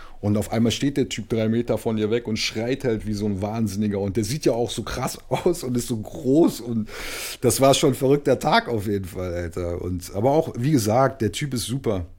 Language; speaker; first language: German; native; German